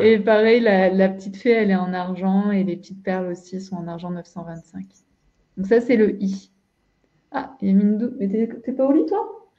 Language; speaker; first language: French; native; French